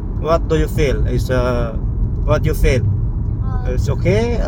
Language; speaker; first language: English; non-native, learner; Nepali